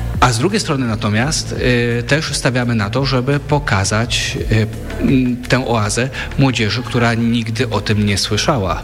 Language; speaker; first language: Polish; native; Polish